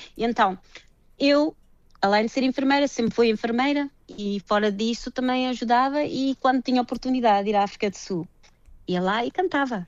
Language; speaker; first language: Portuguese; early bilingual, heritage; Portuguese